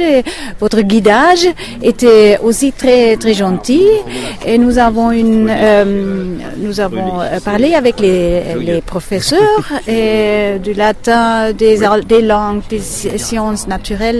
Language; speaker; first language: French; non-native, learner; German